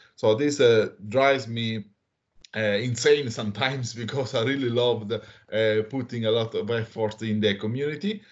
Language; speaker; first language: English; non-native, fluent; Italian